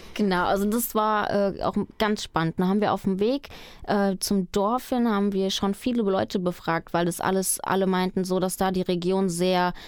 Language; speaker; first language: German; early bilingual, other home language; Spanish